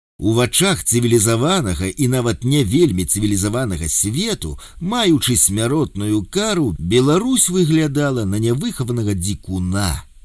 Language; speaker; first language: Belarusian; native; Belarusian